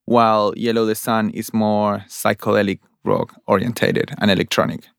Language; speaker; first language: English; non-native, fluent; Spanish